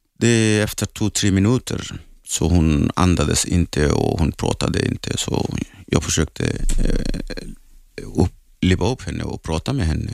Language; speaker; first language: Swedish; non-native, learner; Arabic